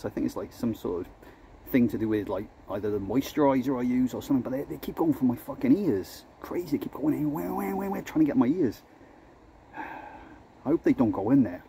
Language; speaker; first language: English; native; English